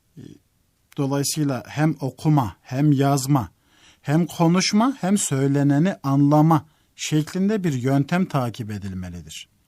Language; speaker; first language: Turkish; native; Turkish